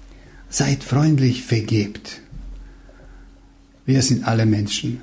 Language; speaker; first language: German; non-native, fluent; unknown